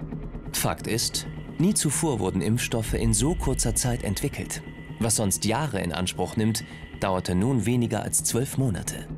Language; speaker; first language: German; native; German